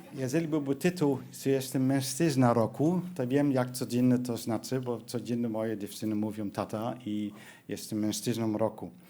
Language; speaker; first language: Polish; non-native, learner; Dutch